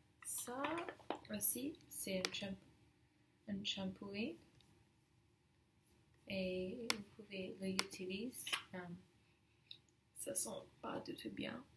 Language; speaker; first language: French; non-native, learner; English